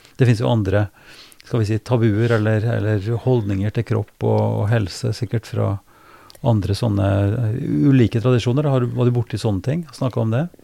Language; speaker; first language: Norwegian; native; Norwegian